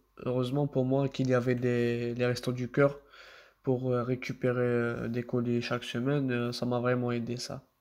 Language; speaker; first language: French; non-native, local second language; Arabic